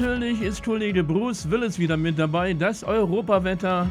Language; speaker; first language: German; native; German